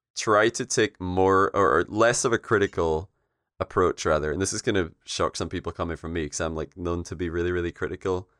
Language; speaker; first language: English; native; English